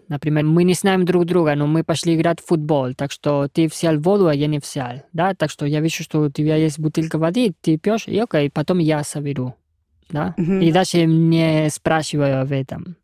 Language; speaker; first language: Russian; non-native, fluent; Spanish